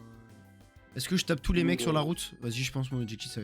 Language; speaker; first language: French; native; French